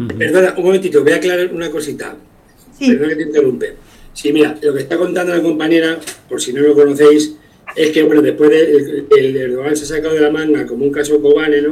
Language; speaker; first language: Spanish; native; Spanish